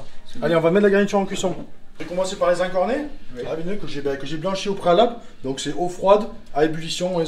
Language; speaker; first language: French; native; French